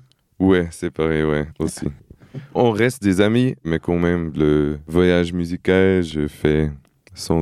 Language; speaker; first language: French; non-native, fluent; Portuguese